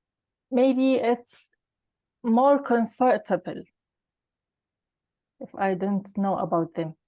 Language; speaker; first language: English; non-native, learner; Arabic